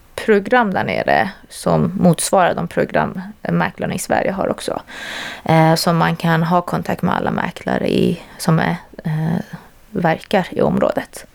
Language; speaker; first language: Swedish; native; Swedish